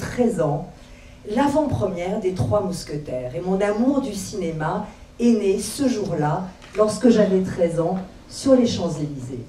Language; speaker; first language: French; native; French